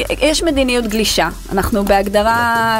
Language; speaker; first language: Hebrew; native; Hebrew